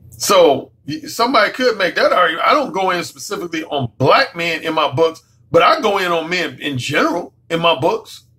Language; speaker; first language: English; native; English